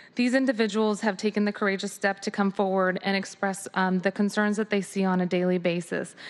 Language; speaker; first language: English; native; English